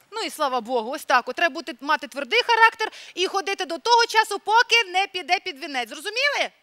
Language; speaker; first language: Ukrainian; native; Ukrainian